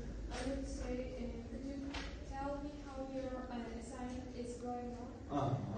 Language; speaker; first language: English; non-native, learner; Uzbek